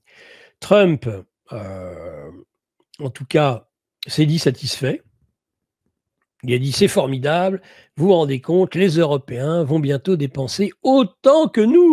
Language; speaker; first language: French; native; French